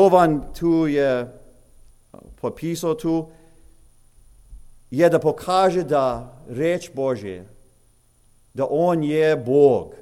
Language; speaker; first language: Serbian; early bilingual, heritage; English